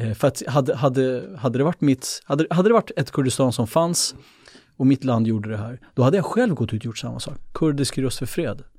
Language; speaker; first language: Swedish; early bilingual, other home language; Kurdish